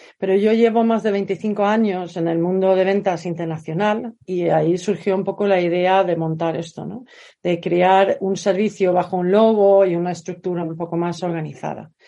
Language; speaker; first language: Spanish; non-native, fluent; Swedish